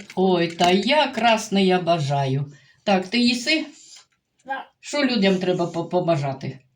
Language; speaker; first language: Ukrainian; native; Ukrainian